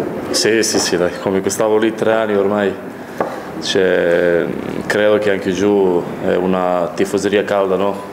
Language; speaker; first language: Italian; non-native, fluent; Serbian